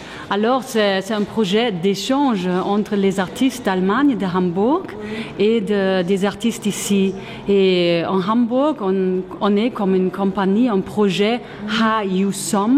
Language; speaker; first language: French; non-native, fluent; German